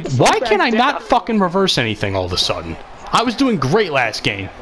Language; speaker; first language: English; native; English